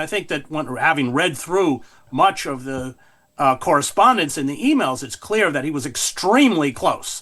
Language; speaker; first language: English; native; English